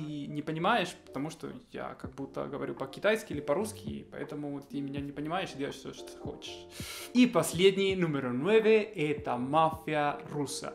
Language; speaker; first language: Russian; non-native, fluent; Spanish